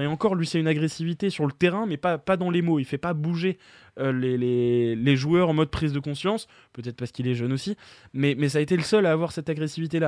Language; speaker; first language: French; native; French